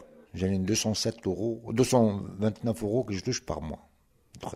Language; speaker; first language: French; non-native, local second language; Arabic